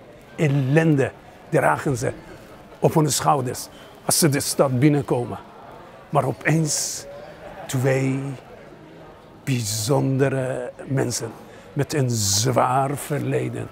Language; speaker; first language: Dutch; non-native, fluent; Persian